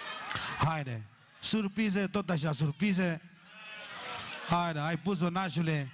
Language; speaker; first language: Romanian; non-native, local second language; Turkish